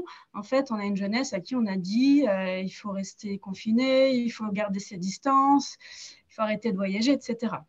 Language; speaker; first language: French; native; French